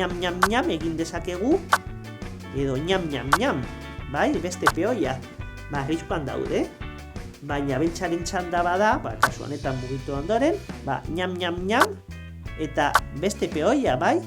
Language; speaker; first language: Basque; non-native, local second language; Spanish